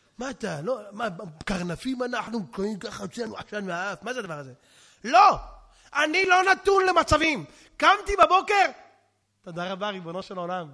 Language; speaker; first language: Hebrew; native; Hebrew